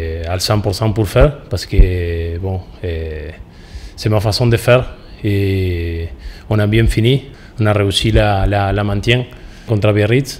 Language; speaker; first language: French; non-native, fluent; Spanish